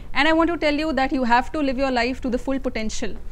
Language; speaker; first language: Hindi; native; Hindi